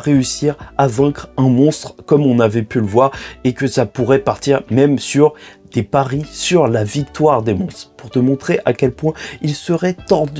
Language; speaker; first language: French; native; French